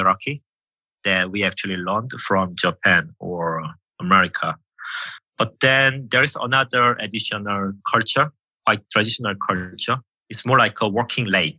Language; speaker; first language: English; non-native, fluent; Korean